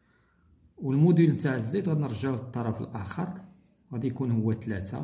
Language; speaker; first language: Arabic; native; Arabic